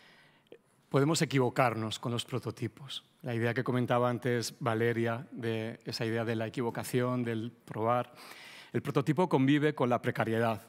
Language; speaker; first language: Spanish; native; Spanish